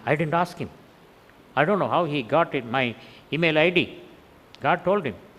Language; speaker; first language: English; non-native, local second language; Tamil